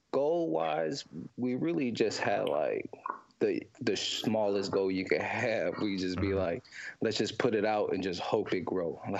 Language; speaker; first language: English; native; English